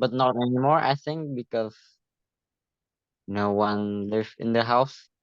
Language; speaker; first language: English; non-native, learner; Vietnamese